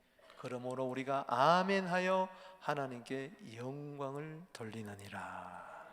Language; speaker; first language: Korean; native; Korean